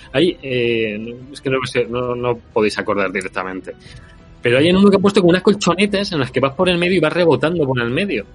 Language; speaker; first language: Spanish; native; Spanish